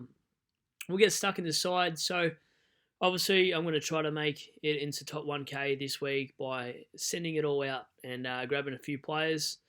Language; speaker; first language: English; native; English